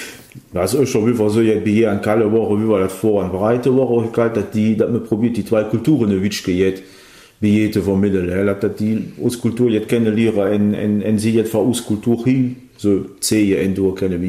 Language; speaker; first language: German; native; German